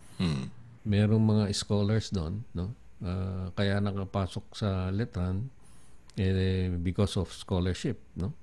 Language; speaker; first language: Filipino; native; Filipino